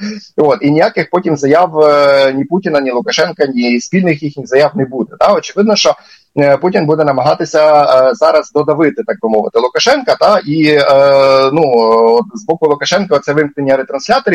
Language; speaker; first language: Ukrainian; native; Ukrainian